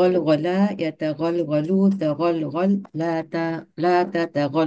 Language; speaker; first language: Arabic; non-native, learner; Malay